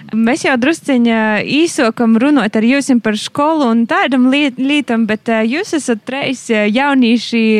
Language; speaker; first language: Latvian; native; Latvian